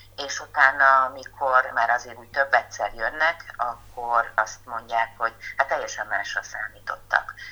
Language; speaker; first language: Hungarian; native; Hungarian